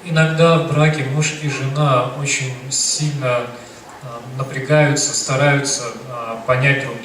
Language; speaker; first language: Russian; native; Russian